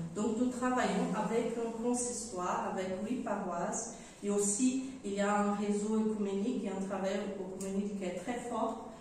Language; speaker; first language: French; non-native, fluent; Portuguese